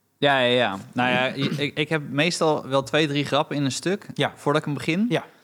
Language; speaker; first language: Dutch; early bilingual, other home language; Romanian